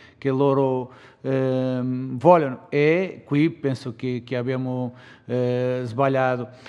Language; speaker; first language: Italian; non-native, fluent; Portuguese